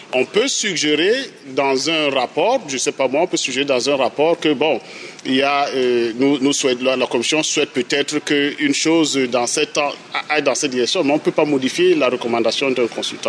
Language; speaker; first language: French; native; French